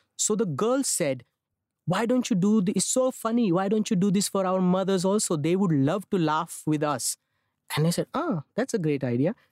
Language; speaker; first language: English; non-native, local second language; Marathi